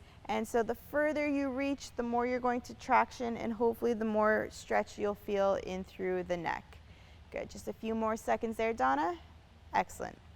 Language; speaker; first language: English; native; English